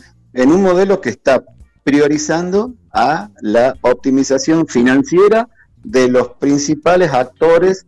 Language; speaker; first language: Spanish; native; Spanish